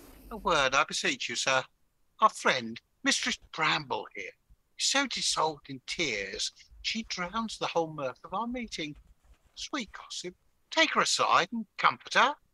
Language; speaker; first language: English; native; English